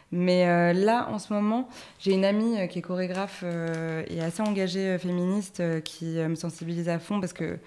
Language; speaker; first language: French; native; French